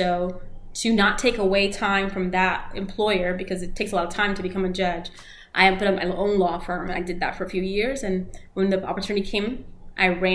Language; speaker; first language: English; early bilingual, other home language; Spanish